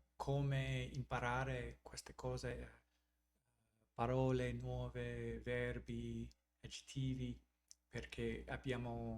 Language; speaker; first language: Italian; non-native, learner; English